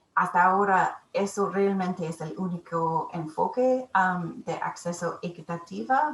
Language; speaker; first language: Spanish; non-native, learner; English